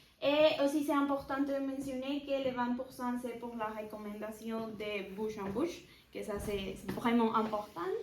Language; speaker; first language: French; non-native, learner; Spanish